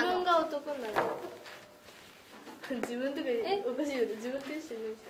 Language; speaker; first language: Japanese; native; Japanese